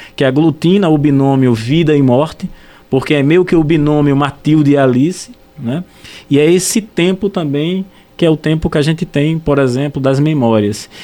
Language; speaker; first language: Portuguese; native; Portuguese